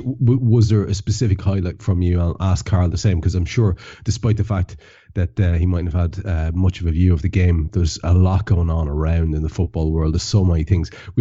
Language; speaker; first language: English; non-native, local second language; Irish